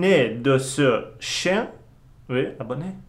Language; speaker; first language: French; non-native, learner; Russian